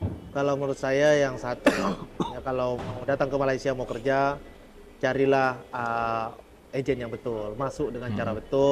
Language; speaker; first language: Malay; early bilingual, heritage; Indonesian